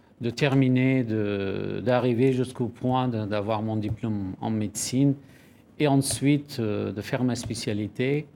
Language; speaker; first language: French; non-native, fluent; Persian